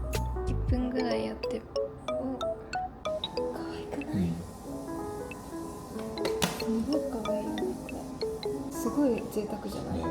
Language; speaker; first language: Japanese; native; Japanese